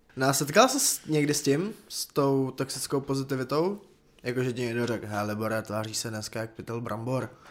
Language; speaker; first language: Czech; native; Czech